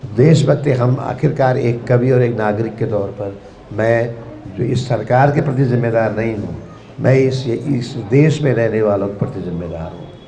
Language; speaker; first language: Hindi; native; Hindi